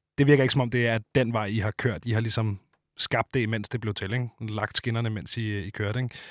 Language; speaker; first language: Danish; native; Danish